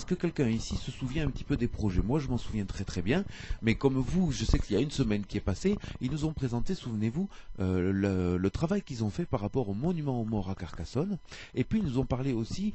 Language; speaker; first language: French; native; French